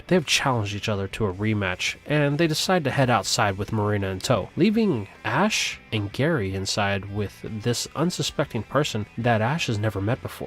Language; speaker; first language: English; native; English